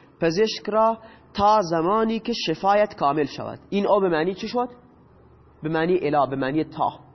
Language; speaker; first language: Persian; non-native, local second language; Baluchi